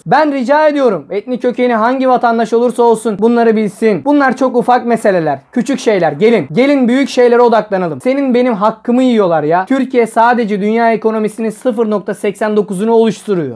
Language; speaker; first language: Turkish; native; Turkish